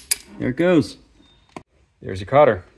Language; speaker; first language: English; native; English